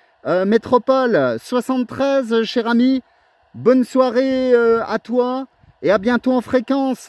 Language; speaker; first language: French; native; French